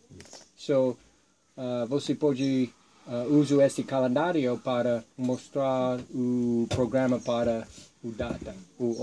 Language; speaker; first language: Portuguese; non-native, learner; English